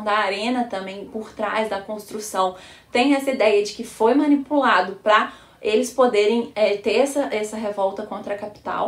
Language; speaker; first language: Portuguese; native; Portuguese